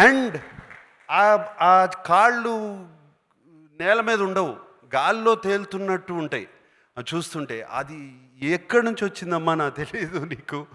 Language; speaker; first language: Telugu; native; Telugu